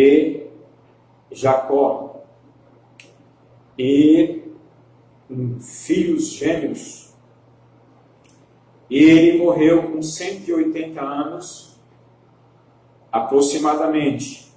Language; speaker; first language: Portuguese; native; Portuguese